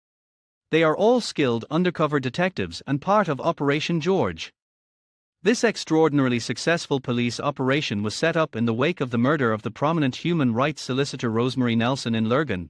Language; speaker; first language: English; native; English